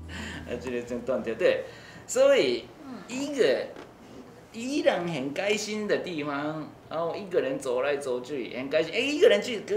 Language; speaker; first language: Chinese; non-native, learner; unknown